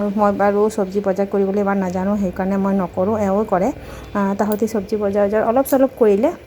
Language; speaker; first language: Assamese; non-native, local second language; Bangla